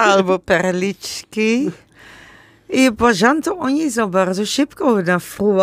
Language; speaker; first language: Polish; non-native, learner; Dutch